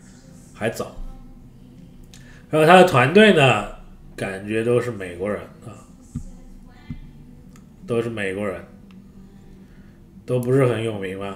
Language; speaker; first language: Chinese; native; Chinese